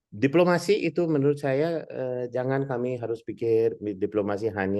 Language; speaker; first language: Indonesian; non-native, fluent; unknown